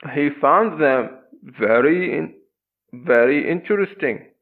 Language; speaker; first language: English; non-native, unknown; Arabic